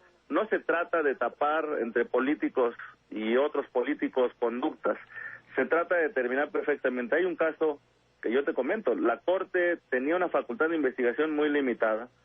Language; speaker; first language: Spanish; native; Spanish